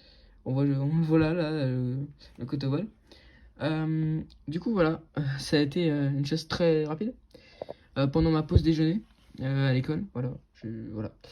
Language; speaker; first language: French; native; French